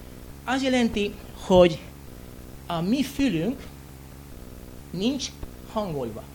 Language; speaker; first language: Hungarian; non-native, learner; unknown